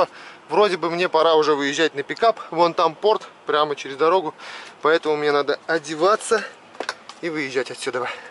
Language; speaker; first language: Russian; native; Russian